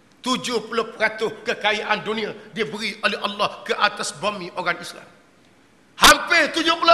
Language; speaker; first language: Malay; native; Malay